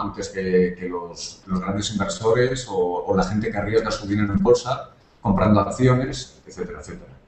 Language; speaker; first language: Spanish; native; Spanish